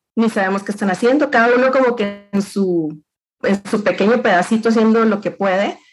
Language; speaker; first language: Spanish; native; Spanish